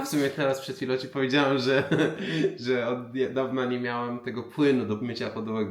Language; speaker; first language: Polish; non-native, fluent; Persian